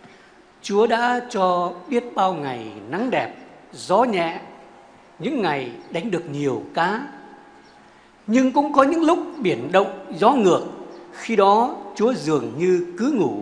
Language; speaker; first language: Vietnamese; native; Vietnamese